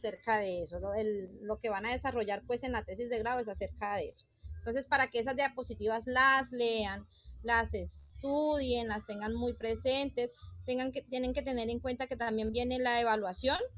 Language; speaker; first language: Spanish; native; Spanish